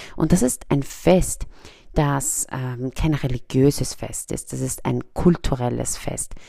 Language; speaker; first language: German; early bilingual, other home language; Persian